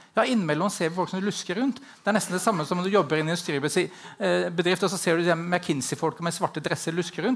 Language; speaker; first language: Norwegian; native; Norwegian